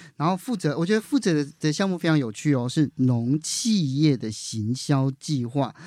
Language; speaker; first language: Chinese; native; Chinese